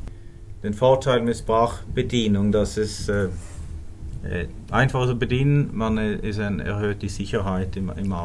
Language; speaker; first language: German; non-native, fluent; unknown